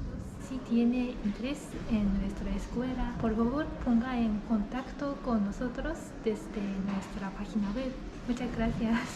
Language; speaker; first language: Spanish; non-native, fluent; Japanese